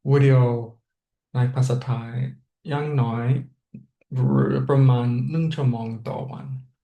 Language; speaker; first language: Thai; non-native, fluent; English